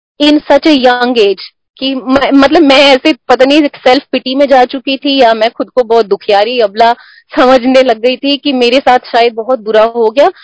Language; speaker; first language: Hindi; non-native, local second language; Punjabi